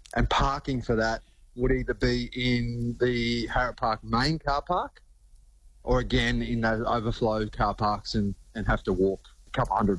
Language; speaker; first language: English; native; English